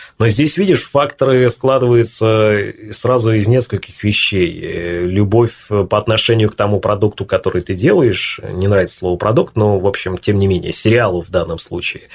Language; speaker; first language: Russian; native; Russian